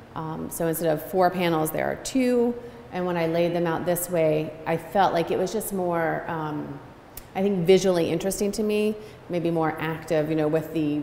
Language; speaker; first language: English; native; English